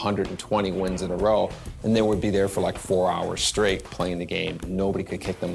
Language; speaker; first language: English; native; English